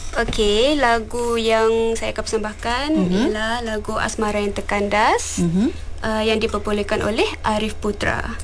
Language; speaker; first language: Malay; non-native, local second language; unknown